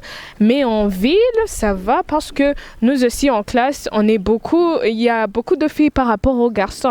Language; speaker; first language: French; non-native, local second language; Rundi